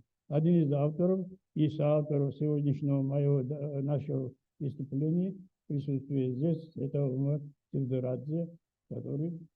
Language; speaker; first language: Russian; native; Russian